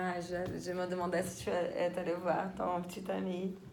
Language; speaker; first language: French; non-native, fluent; Portuguese